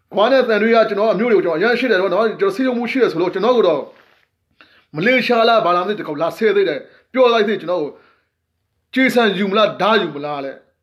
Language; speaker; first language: Burmese; non-native, local second language; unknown